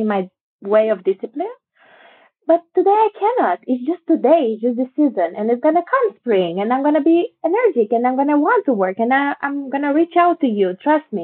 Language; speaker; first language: English; non-native, fluent; Romanian